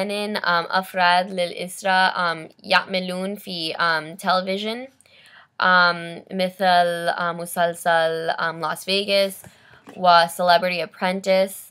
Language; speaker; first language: Arabic; non-native, learner; English